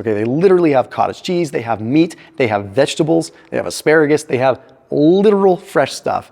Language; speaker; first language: English; native; English